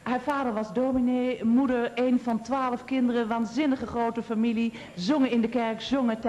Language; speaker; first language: Dutch; native; Dutch